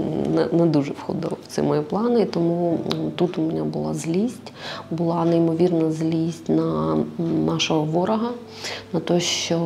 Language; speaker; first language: Ukrainian; non-native, local second language; Russian